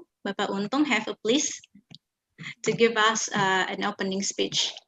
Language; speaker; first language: English; non-native, fluent; Indonesian